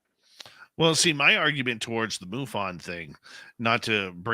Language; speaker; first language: English; native; English